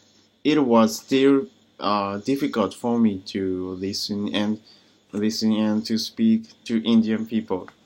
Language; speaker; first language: English; non-native, learner; Japanese